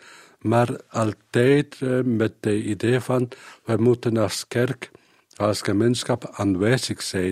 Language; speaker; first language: Dutch; non-native, learner; Spanish